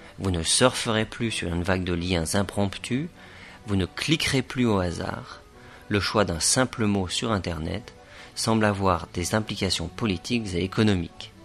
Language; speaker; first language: French; native; French